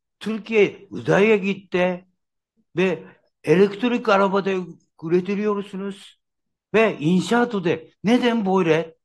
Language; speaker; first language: Turkish; non-native, learner; Japanese